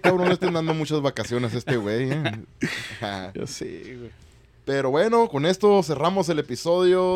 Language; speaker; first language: Spanish; early bilingual, heritage; Spanish